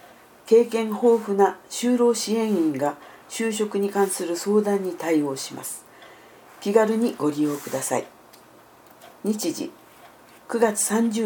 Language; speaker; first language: Japanese; native; Japanese